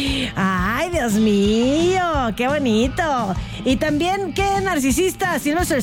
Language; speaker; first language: Spanish; native; Spanish